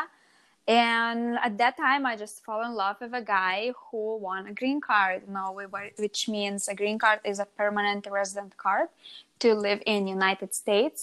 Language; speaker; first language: English; non-native, fluent; Lithuanian